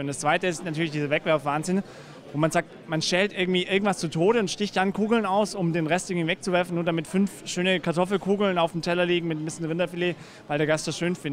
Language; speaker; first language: German; native; German